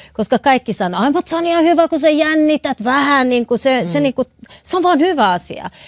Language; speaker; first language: Finnish; non-native, local second language; Swedish